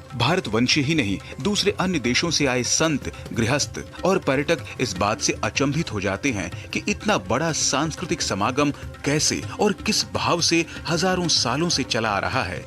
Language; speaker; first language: Hindi; native; Hindi